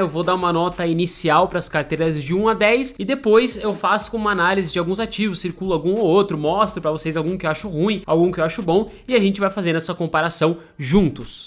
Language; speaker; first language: Portuguese; native; Portuguese